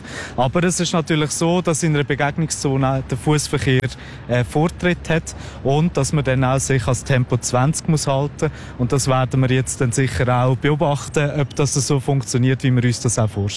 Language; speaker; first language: German; native; German